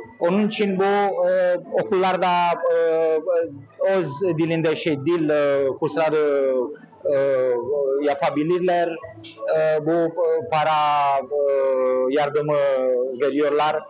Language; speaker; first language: Turkish; non-native, learner; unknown